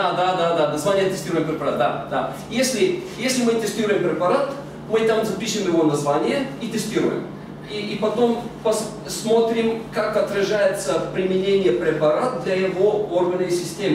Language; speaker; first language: Russian; non-native, fluent; Bulgarian